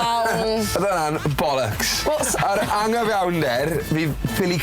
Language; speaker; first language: Welsh; native; Welsh